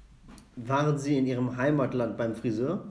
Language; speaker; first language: German; non-native, fluent; Arabic